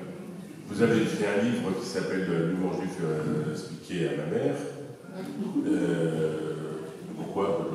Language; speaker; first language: French; native; French